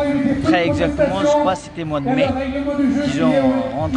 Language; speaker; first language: French; non-native, fluent; Nepali